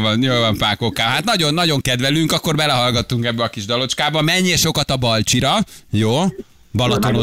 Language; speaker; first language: Hungarian; native; Hungarian